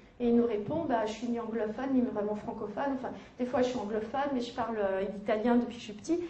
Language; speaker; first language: French; native; French